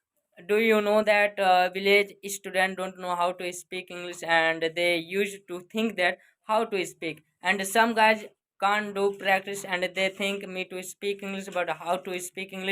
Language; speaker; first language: English; non-native, learner; Hindi